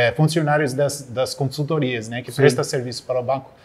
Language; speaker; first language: Portuguese; non-native, fluent; English